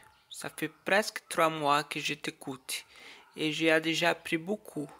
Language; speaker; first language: French; non-native, learner; Portuguese